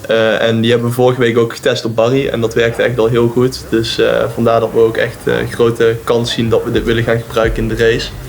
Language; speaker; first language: Dutch; native; Dutch